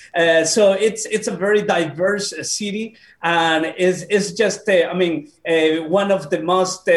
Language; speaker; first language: English; non-native, fluent; Spanish